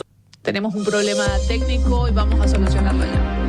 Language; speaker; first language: Spanish; native; Spanish